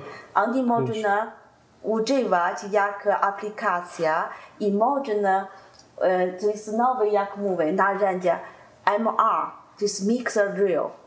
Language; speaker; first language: Polish; non-native, learner; Chinese